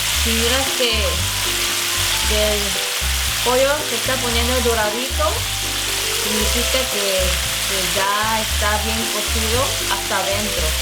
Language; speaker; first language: Spanish; non-native, fluent; Korean